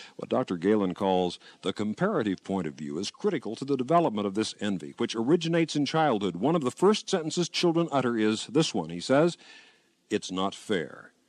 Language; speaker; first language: English; native; English